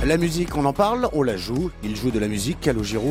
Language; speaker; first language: French; native; French